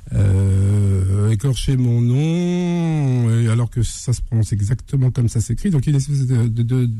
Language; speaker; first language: French; native; French